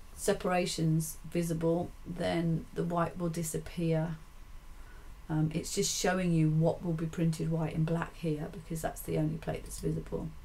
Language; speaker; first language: English; native; English